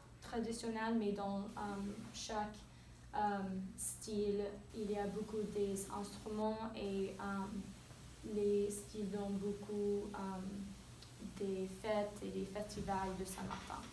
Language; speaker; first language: French; non-native, learner; English